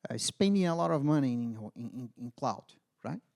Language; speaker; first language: English; non-native, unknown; Portuguese